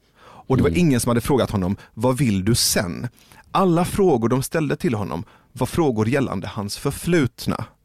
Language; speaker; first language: Swedish; early bilingual, other home language; Persian